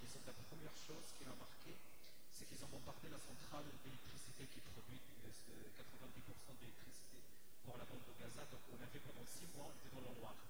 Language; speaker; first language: French; non-native, fluent; Arabic